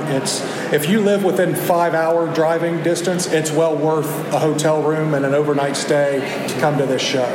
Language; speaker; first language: English; native; English